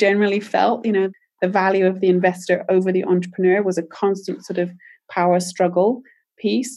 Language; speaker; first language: English; native; English